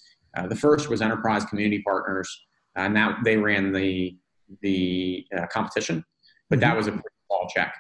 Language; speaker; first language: English; native; English